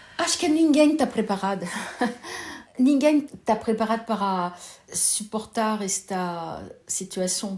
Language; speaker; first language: Portuguese; early bilingual, heritage; Portuguese